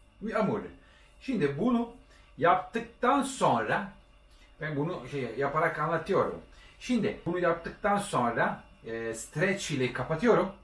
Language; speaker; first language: Turkish; non-native, learner; Italian